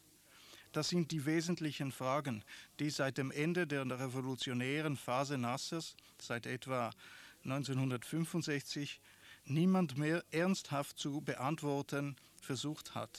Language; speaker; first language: German; non-native, fluent; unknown